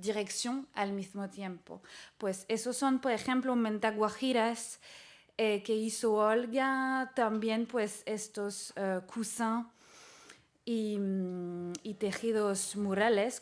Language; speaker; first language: Spanish; non-native, fluent; French